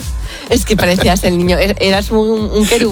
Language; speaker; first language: Spanish; native; Spanish